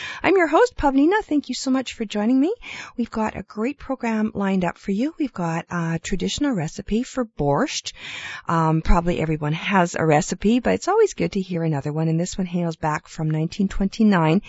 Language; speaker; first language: English; early bilingual, other home language; Ukrainian